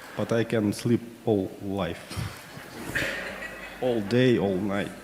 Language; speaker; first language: English; non-native, learner; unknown